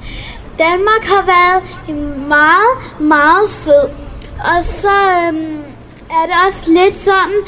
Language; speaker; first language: Danish; early bilingual, other home language; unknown